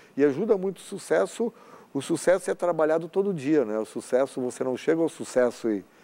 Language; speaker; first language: Portuguese; native; Portuguese